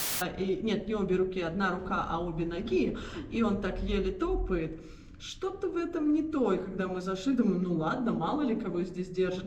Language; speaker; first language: Russian; native; Russian